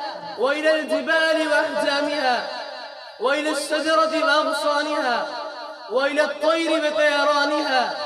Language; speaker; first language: Arabic; non-native, fluent; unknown